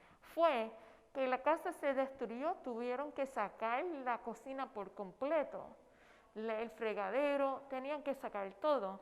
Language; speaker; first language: Spanish; non-native, fluent; English